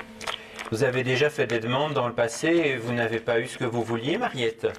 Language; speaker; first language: French; native; French